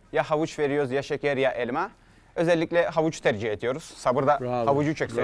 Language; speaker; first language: Turkish; native; Turkish